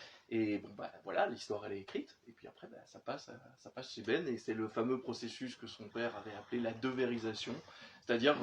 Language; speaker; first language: French; native; French